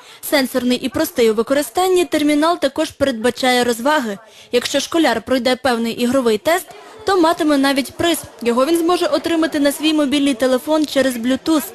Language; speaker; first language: Ukrainian; native; Ukrainian